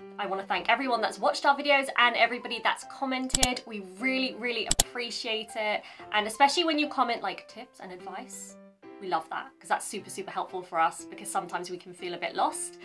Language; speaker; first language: English; native; English